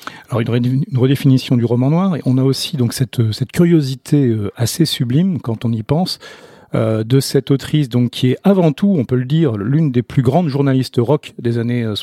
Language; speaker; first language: French; native; French